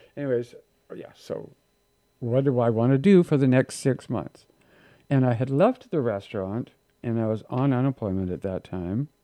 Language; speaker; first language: English; native; English